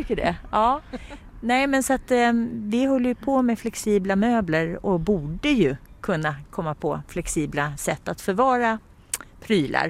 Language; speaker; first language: Swedish; native; Swedish